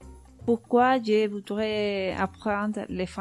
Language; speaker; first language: French; non-native, learner; Spanish